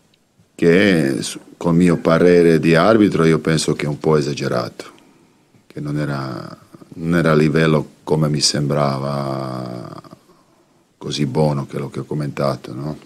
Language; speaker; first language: Italian; non-native, fluent; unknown